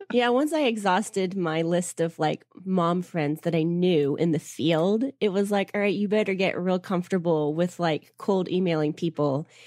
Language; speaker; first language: English; native; English